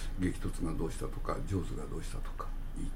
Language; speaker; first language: Japanese; native; Japanese